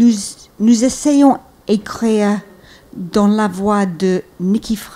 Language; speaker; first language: French; non-native, fluent; English